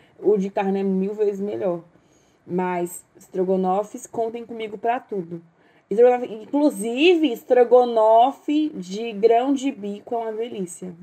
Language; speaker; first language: Portuguese; native; Portuguese